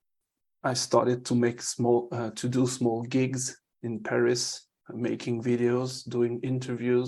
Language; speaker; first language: English; non-native, fluent; French